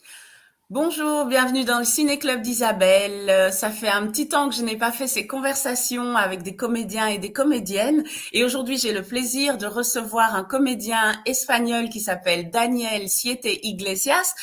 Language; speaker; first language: French; native; French